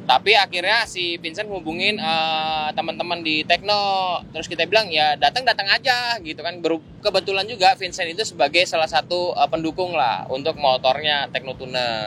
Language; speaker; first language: Indonesian; native; Indonesian